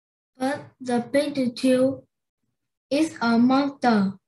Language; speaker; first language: English; non-native, learner; Vietnamese